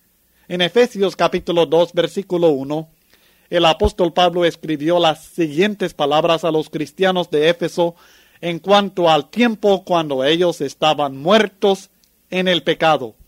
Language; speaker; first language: Spanish; native; Spanish